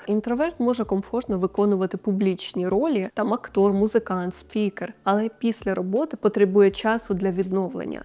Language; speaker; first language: Ukrainian; non-native, local second language; Russian